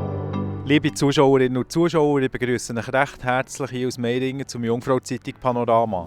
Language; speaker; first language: German; native; German